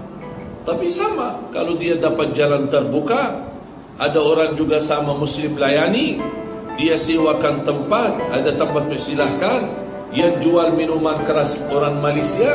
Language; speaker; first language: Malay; non-native, fluent; Arabic